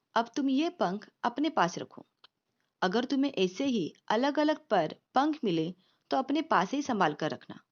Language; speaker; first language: Hindi; non-native, local second language; Marathi